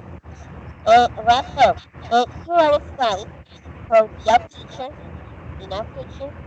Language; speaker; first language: English; non-native, learner; Spanish